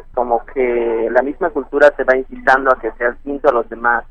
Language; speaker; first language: Spanish; non-native, local second language; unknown